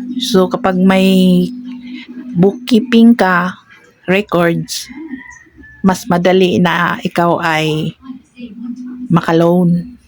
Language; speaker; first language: Filipino; non-native, local second language; Cebuano